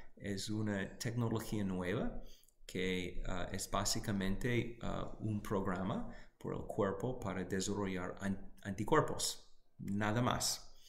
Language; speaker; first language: Spanish; non-native, fluent; English